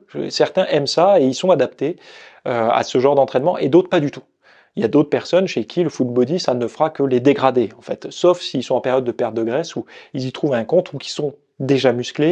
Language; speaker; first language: French; native; French